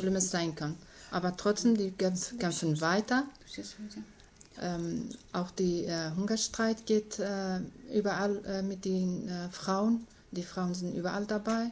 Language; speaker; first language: German; non-native, learner; Kurdish